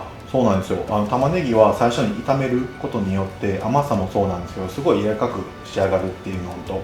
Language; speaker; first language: Japanese; native; Japanese